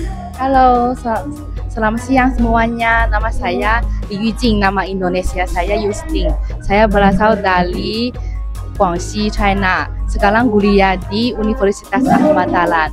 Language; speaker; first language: Indonesian; non-native, fluent; Chinese